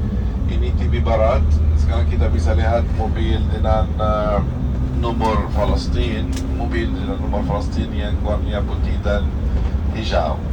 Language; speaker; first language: Indonesian; non-native, fluent; Arabic